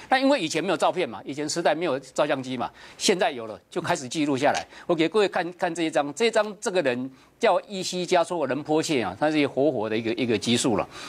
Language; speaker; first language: Chinese; native; Chinese